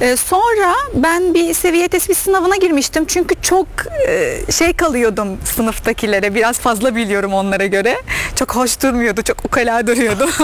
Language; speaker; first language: Turkish; non-native, fluent; Arabic